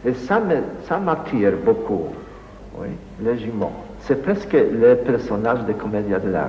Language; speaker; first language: French; non-native, fluent; Polish